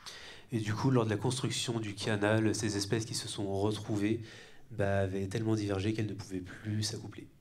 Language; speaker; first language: French; native; French